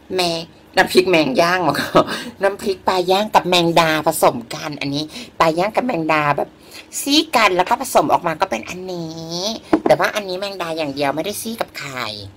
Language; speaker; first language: Thai; native; Thai